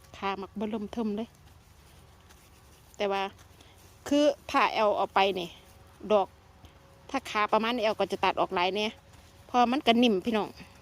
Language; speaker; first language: Thai; native; Thai